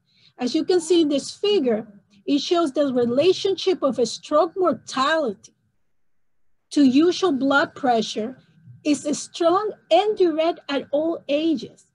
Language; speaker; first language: English; non-native, fluent; Spanish